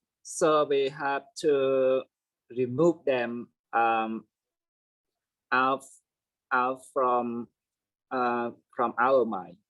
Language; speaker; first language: English; non-native, learner; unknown